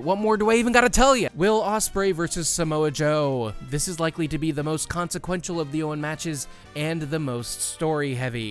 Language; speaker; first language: English; native; English